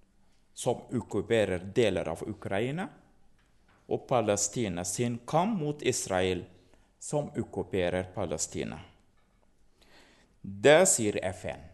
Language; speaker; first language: Norwegian; non-native, fluent; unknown